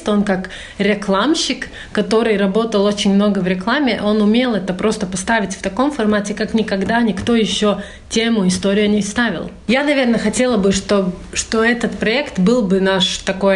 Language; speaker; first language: Russian; non-native, fluent; Latvian